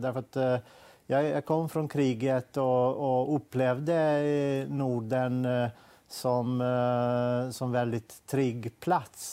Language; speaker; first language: Swedish; non-native, fluent; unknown